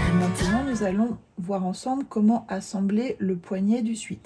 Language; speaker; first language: French; native; French